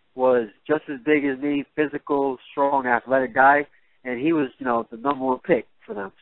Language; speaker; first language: English; native; English